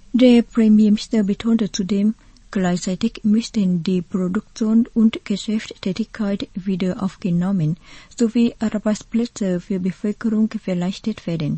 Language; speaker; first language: German; non-native, fluent; Vietnamese